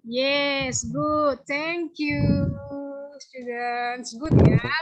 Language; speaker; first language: English; non-native, learner; Indonesian